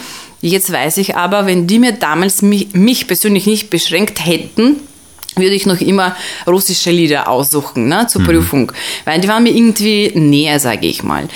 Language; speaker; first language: German; non-native, fluent; Russian